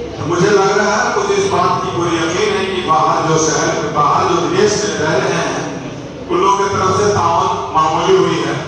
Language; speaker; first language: Urdu; native; Urdu